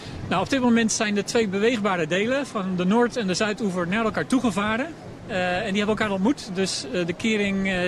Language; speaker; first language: Dutch; native; Dutch